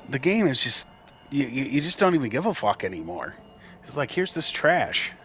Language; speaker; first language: English; native; English